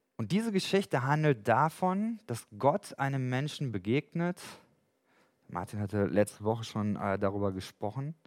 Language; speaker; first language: German; native; German